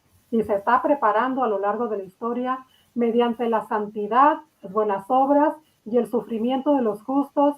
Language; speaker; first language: Spanish; native; Spanish